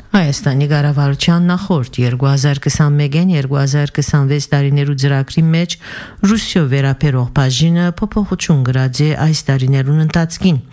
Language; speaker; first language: Armenian; early bilingual, heritage; Armenian